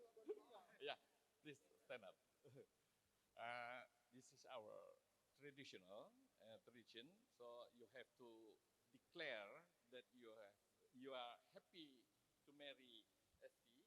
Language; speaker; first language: English; non-native, learner; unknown